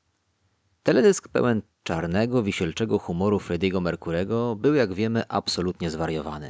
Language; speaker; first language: Polish; native; Polish